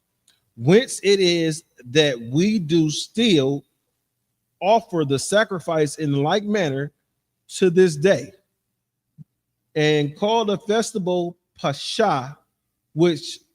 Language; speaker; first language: English; native; English